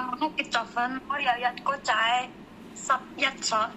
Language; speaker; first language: Cantonese; non-native, learner; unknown